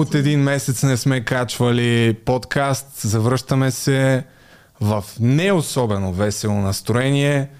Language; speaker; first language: Bulgarian; native; Bulgarian